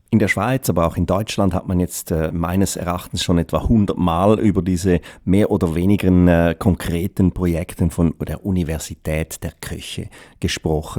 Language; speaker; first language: German; native; German